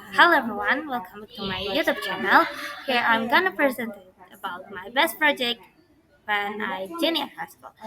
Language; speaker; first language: English; non-native, learner; Indonesian